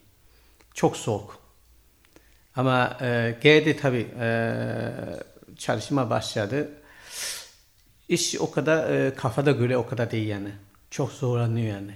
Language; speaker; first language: Turkish; non-native, learner; Chinese